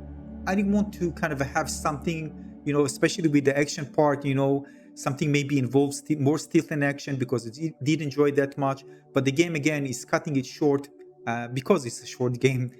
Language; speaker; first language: English; non-native, fluent; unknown